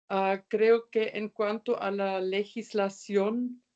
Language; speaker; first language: Spanish; non-native, fluent; German